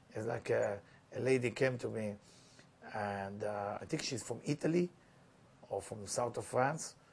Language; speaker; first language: English; non-native, fluent; Hebrew